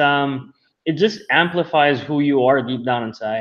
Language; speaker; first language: English; non-native, local second language; Filipino